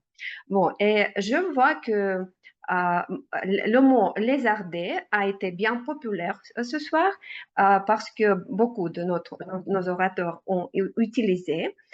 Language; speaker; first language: French; non-native, learner; Russian